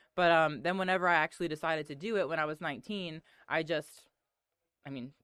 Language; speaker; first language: English; native; English